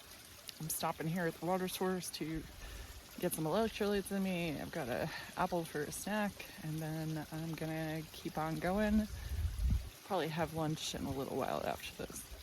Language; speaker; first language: English; native; English